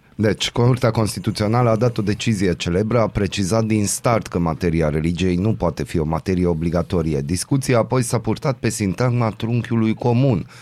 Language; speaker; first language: Romanian; non-native, local second language; Hungarian